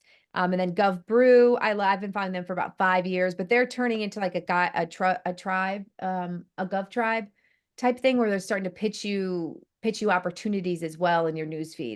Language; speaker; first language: English; native; English